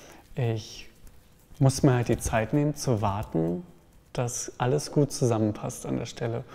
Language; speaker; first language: German; native; German